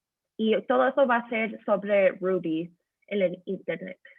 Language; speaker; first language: Spanish; early bilingual, heritage; Spanish